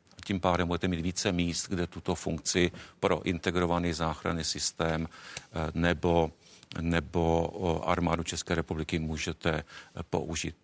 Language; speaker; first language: Czech; native; Czech